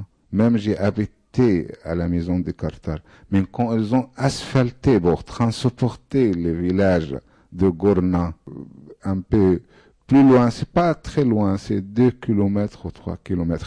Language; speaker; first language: French; non-native, fluent; Arabic